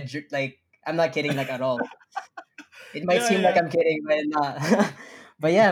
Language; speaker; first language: English; non-native, local second language; Filipino